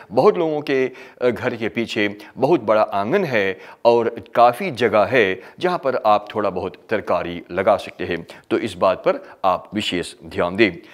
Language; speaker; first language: Hindi; early bilingual, heritage; Hindi